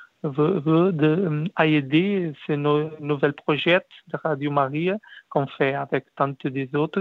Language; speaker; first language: French; non-native, learner; Portuguese